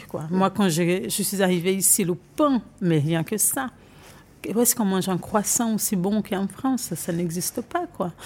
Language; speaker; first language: French; non-native, fluent; Portuguese